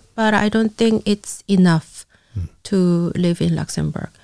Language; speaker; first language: English; non-native, fluent; Korean